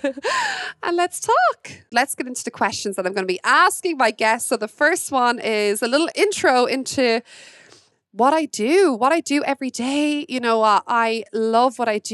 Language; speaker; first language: English; native; English